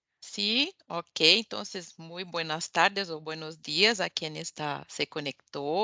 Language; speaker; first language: Spanish; non-native, fluent; Portuguese